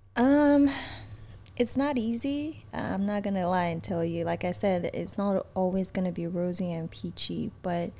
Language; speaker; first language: English; native; English